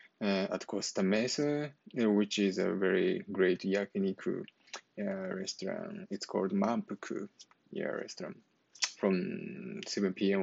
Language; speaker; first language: English; non-native, learner; Japanese